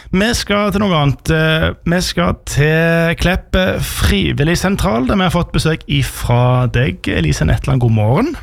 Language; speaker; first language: Norwegian; native; Norwegian